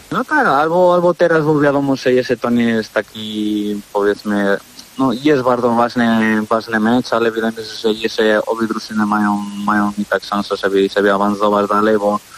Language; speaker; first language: Polish; non-native, fluent; Spanish